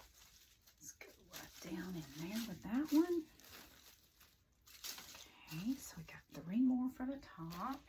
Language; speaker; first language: English; native; English